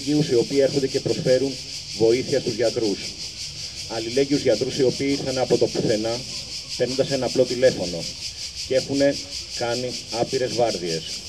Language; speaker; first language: Greek; native; Greek